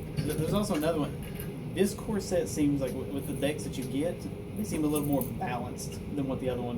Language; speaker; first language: English; native; English